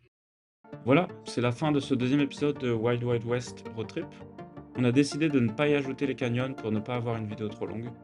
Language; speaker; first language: French; native; French